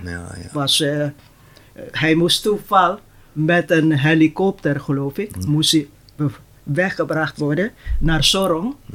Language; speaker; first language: Dutch; non-native, local second language; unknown